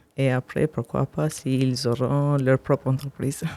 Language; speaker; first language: French; non-native, learner; Albanian